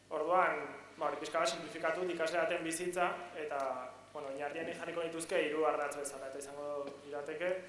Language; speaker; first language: Basque; non-native, local second language; Spanish